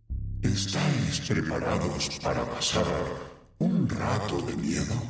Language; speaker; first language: Spanish; native; Spanish